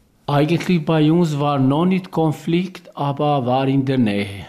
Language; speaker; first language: German; non-native, learner; Albanian